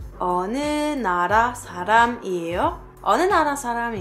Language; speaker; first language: Korean; non-native, fluent; French